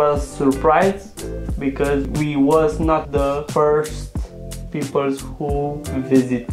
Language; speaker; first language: English; non-native, learner; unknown